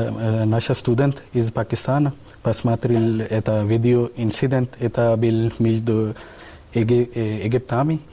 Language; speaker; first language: Russian; non-native, learner; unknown